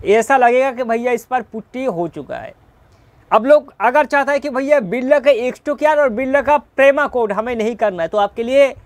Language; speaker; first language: Hindi; native; Hindi